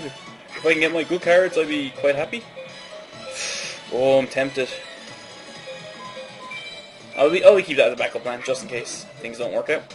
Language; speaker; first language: English; native; English